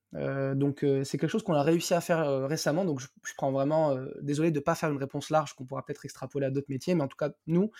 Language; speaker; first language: French; non-native, local second language; Arabic